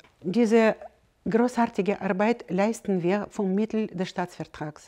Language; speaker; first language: German; non-native, fluent; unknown